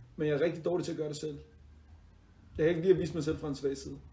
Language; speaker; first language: Danish; early bilingual, other home language; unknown